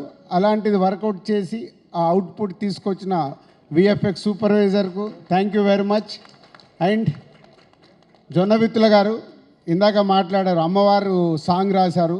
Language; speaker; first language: Telugu; native; Telugu